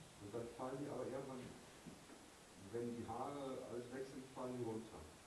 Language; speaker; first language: German; native; German